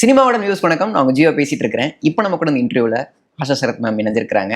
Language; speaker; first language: Tamil; native; Tamil